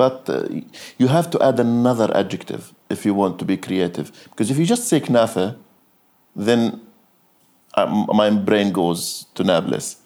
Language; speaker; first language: English; non-native, fluent; Arabic